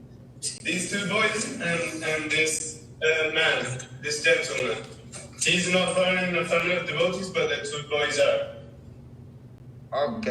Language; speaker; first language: English; non-native, learner; Spanish